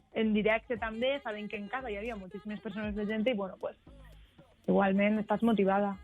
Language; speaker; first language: Catalan; native; Catalan